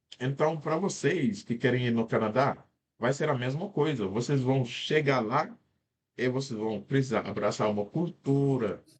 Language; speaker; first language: Portuguese; non-native, fluent; Wolof